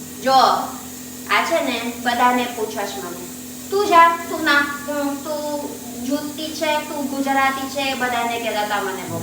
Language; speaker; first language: Gujarati; non-native, learner; Filipino